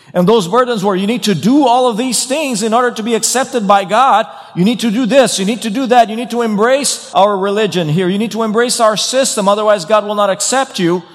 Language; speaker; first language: English; non-native, fluent; Portuguese